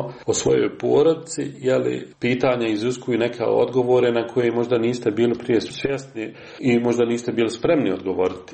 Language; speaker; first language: Serbian; native; Serbian